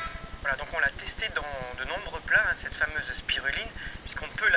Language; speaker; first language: French; native; French